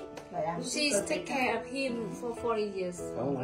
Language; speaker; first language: English; non-native, learner; Vietnamese